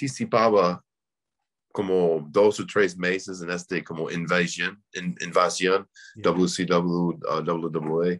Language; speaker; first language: Spanish; non-native, learner; English